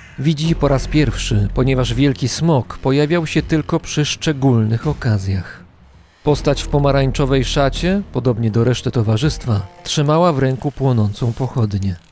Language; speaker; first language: Polish; native; Polish